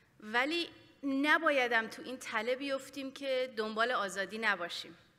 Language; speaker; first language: Persian; early bilingual, heritage; Persian